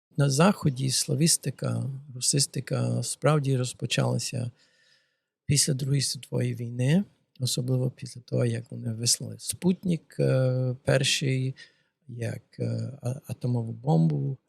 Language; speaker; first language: Ukrainian; early bilingual, heritage; Ukrainian